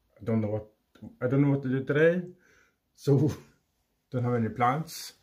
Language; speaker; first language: English; non-native, fluent; Norwegian